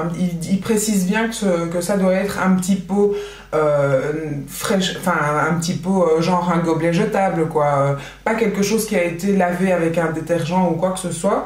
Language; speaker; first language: French; native; French